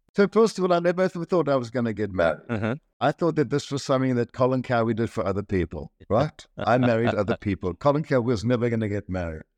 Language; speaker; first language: English; native; English